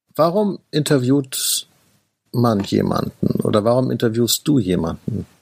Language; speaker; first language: German; native; German